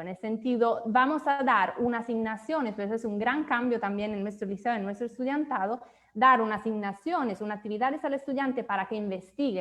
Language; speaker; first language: Spanish; native; Spanish